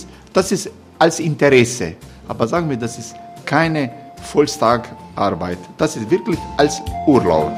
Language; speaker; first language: German; non-native, learner; Croatian